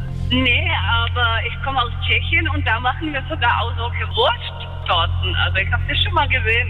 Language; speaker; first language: German; non-native, fluent; Czech